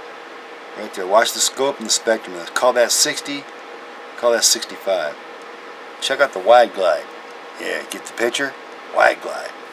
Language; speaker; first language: English; native; English